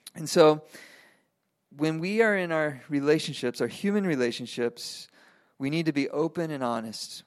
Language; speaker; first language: English; non-native, fluent; Spanish